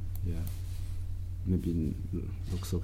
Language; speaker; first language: English; non-native, learner; Chinese